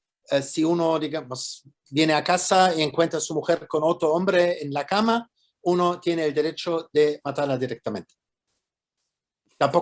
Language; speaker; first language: Spanish; non-native, fluent; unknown